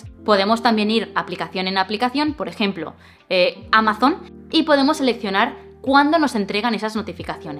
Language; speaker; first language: Spanish; native; Spanish